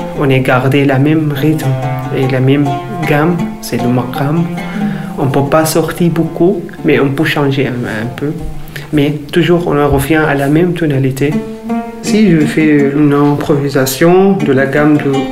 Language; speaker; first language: French; non-native, learner; Arabic